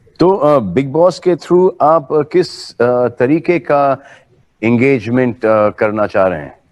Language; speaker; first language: Hindi; native; Hindi